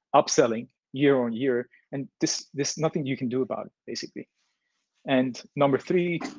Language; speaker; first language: English; non-native, fluent; Turkish